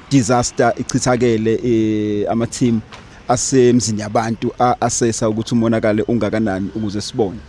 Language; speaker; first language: Zulu; native; Zulu